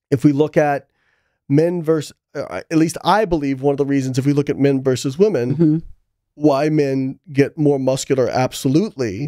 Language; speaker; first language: English; native; English